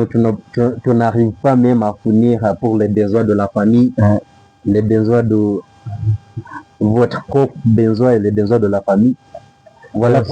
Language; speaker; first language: French; non-native, learner; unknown